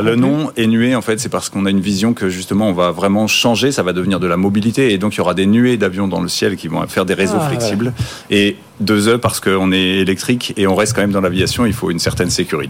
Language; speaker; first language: French; native; French